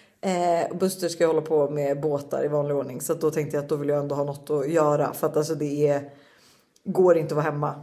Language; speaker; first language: Swedish; native; Swedish